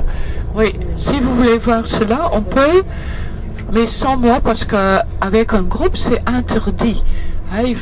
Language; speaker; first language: French; early bilingual, heritage; Dutch